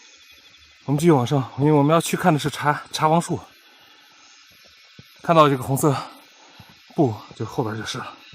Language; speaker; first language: Chinese; native; Chinese